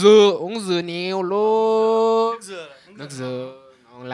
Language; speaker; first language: Vietnamese; non-native, learner; French